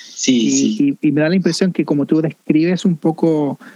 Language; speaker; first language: Spanish; native; Spanish